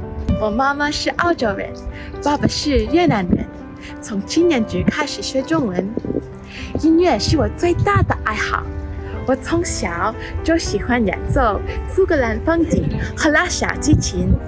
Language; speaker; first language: Chinese; non-native, learner; English